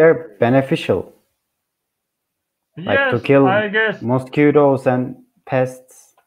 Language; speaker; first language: English; non-native, learner; Turkish